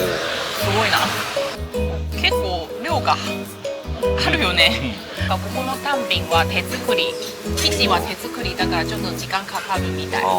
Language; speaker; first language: Japanese; non-native, fluent; Chinese